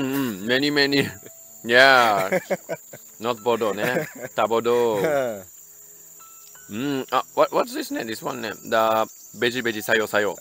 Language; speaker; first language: English; non-native, learner; Japanese